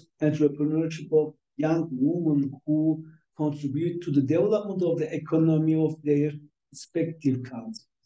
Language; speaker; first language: English; non-native, fluent; Turkish